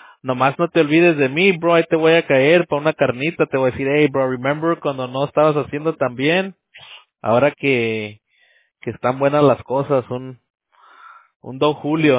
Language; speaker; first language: Spanish; early bilingual, heritage; Spanish